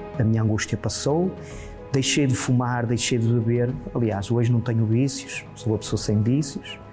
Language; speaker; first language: Portuguese; native; Portuguese